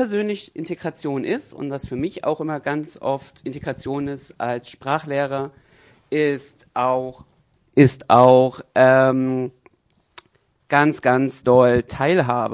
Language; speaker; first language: German; native; German